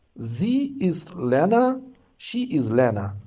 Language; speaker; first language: German; non-native, learner; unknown